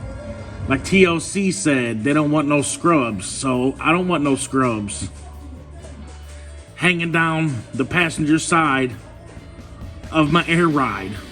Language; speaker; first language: English; native; English